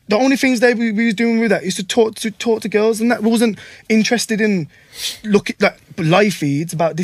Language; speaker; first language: English; native; English